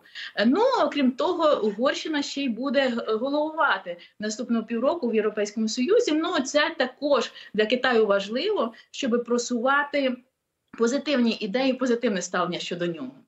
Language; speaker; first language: Ukrainian; native; Ukrainian